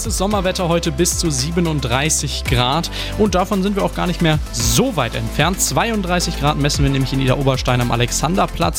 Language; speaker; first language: German; native; German